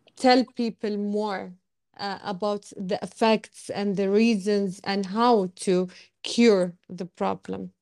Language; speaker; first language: English; non-native, fluent; Arabic